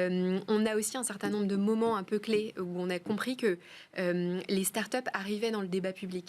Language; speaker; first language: French; native; French